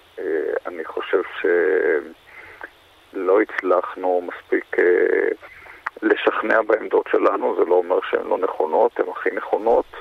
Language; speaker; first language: Hebrew; native; Hebrew